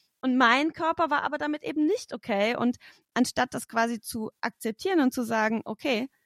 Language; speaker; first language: German; native; German